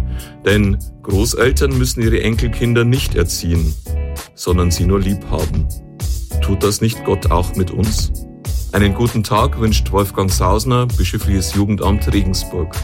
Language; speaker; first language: German; native; German